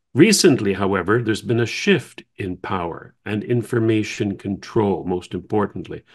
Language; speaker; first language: English; native; English